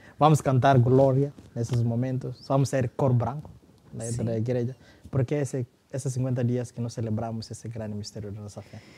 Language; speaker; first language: Portuguese; non-native, fluent; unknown